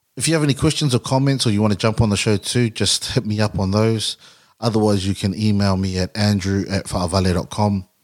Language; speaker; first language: English; native; English